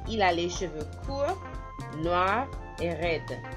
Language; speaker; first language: French; non-native, fluent; English